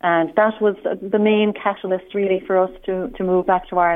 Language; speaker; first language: English; native; English